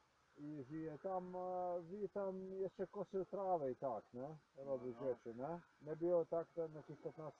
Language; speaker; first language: Polish; non-native, learner; Ukrainian